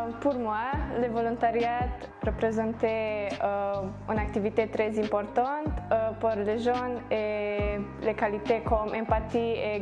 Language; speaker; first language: French; non-native, learner; Romanian